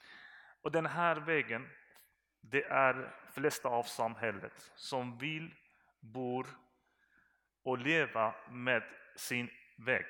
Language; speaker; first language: Swedish; non-native, learner; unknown